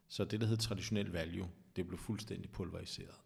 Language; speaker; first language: Danish; native; Danish